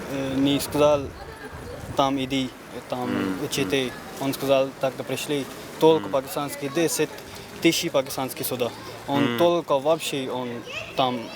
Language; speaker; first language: Russian; non-native, learner; Urdu